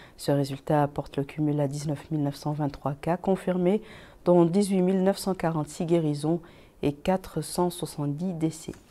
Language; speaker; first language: French; non-native, local second language; Arabic